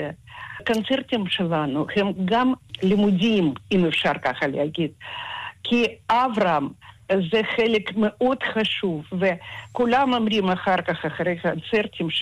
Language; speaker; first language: Hebrew; non-native, fluent; Russian